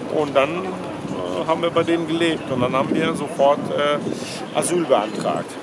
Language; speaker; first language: German; early bilingual, other home language; Persian